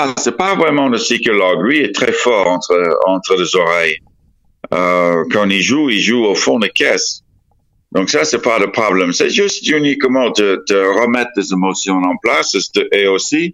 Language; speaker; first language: French; non-native, fluent; English